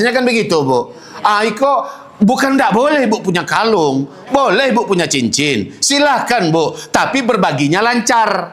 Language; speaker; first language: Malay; non-native, local second language; Minangkabau